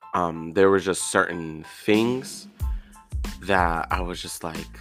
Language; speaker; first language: English; native; English